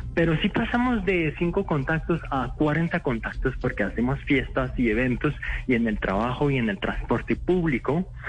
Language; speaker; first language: Spanish; non-native, fluent; French